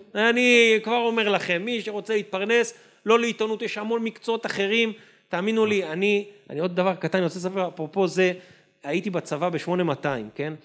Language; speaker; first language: Hebrew; native; Hebrew